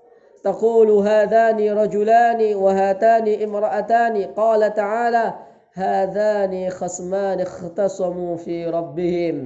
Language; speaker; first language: Arabic; non-native, fluent; Indonesian